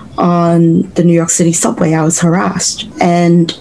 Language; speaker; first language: English; non-native, local second language; Cantonese